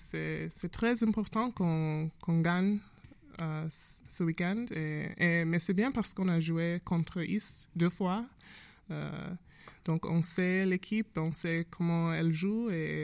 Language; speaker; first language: French; non-native, learner; English